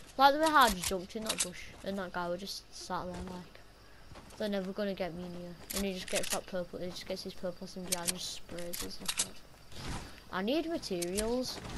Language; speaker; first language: English; native; English